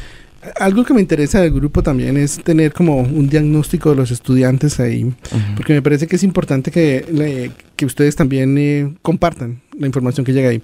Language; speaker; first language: Spanish; native; Spanish